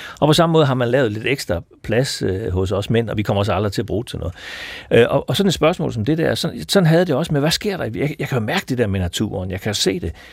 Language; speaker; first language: Danish; native; Danish